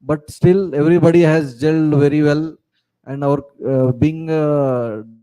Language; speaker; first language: English; non-native, local second language; Marathi